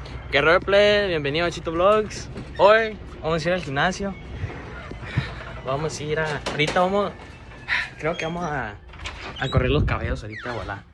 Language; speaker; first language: Spanish; early bilingual, heritage; Spanish